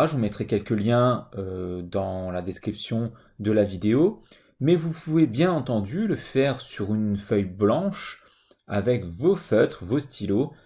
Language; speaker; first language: French; native; French